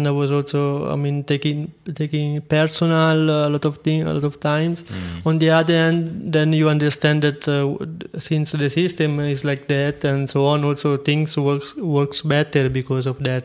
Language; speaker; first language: English; non-native, fluent; Italian